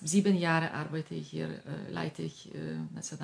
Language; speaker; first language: German; non-native, fluent; Lithuanian